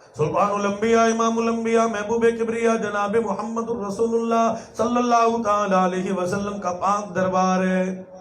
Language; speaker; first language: Urdu; non-native, local second language; Saraiki